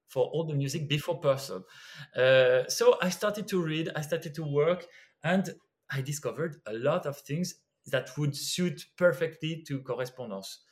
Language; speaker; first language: English; non-native, fluent; French